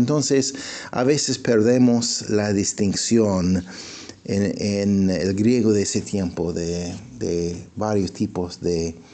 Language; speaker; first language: Spanish; non-native, fluent; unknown